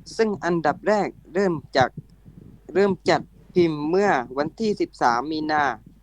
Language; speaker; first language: Thai; non-native, local second language; Pattani Malay